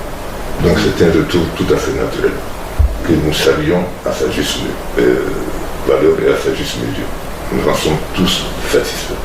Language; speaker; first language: French; non-native, local second language; Bambara